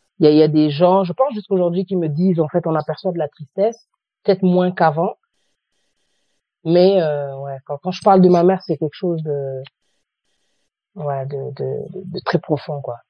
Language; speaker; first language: French; native; French